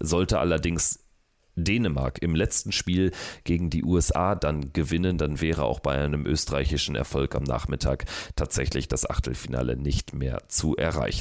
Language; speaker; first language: German; native; German